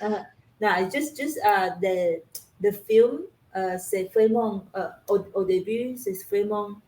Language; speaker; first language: French; non-native, learner; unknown